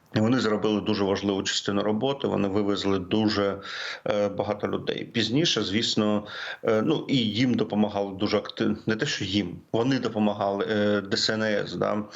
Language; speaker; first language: Ukrainian; native; Ukrainian